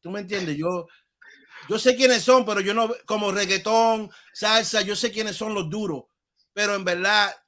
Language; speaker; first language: Spanish; early bilingual, heritage; Spanish